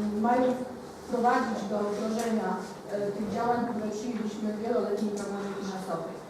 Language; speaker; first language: Polish; native; Polish